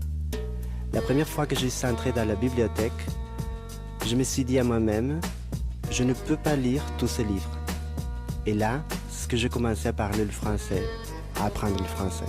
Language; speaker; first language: French; non-native, fluent; Spanish